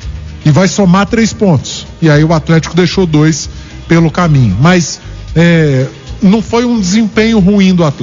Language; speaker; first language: Portuguese; native; Portuguese